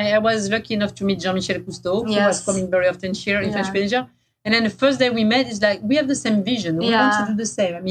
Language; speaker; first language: English; non-native, fluent; French